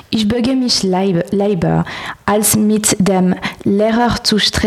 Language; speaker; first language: German; non-native, learner; French